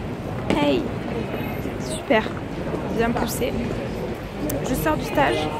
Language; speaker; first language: French; native; French